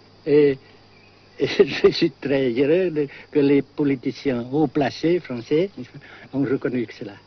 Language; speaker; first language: French; non-native, local second language; Vietnamese